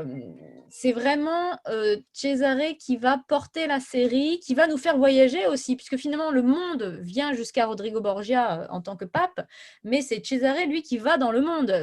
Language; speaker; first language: French; native; French